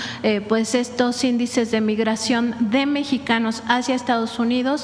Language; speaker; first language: Spanish; native; Spanish